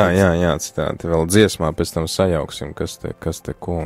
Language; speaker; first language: Latvian; native; Latvian